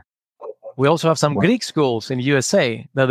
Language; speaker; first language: English; non-native, fluent; Greek